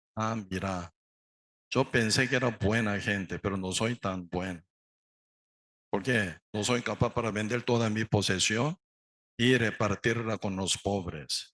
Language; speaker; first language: Spanish; non-native, learner; Korean